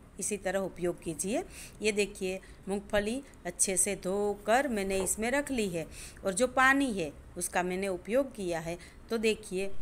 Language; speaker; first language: Hindi; non-native, local second language; Gujarati